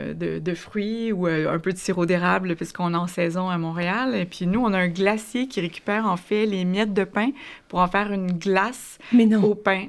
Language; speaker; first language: French; native; French